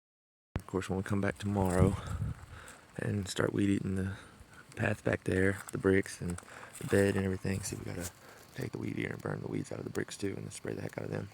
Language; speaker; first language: English; native; English